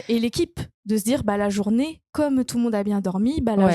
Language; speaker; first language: French; native; French